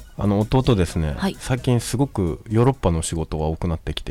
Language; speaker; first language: Japanese; native; Japanese